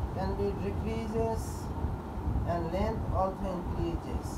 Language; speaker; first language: English; non-native, local second language; Bangla